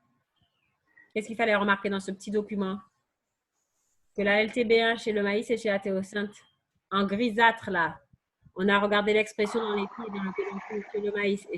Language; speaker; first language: French; native; French